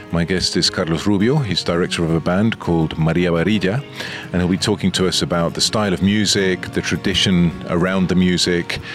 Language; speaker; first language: English; native; English